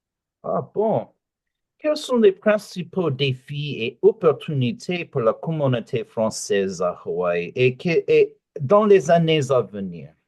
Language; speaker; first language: French; non-native, learner; English